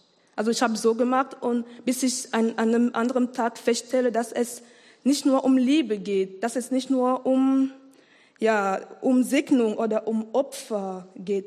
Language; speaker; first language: German; non-native, learner; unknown